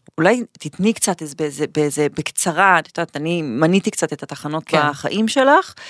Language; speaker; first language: Hebrew; native; Hebrew